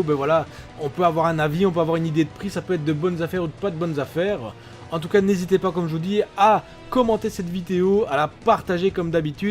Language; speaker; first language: French; native; French